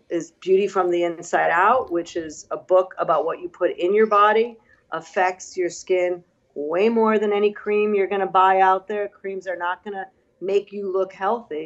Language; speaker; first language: English; native; English